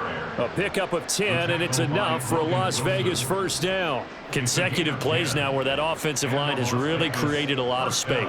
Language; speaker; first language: English; native; English